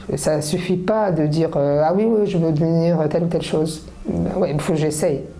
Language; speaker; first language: French; early bilingual, other home language; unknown